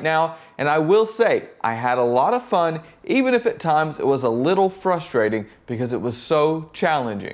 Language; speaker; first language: English; native; English